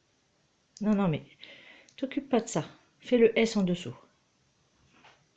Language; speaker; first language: French; native; French